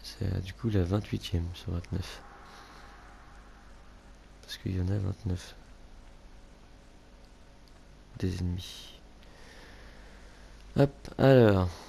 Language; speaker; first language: French; native; French